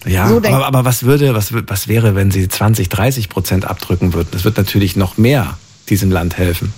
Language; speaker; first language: German; native; German